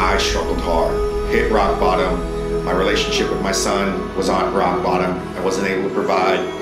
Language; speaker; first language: English; native; English